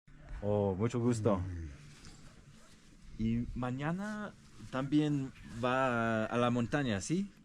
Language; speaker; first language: Spanish; non-native, learner; Korean